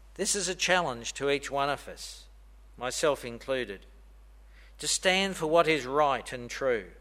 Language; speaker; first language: English; native; English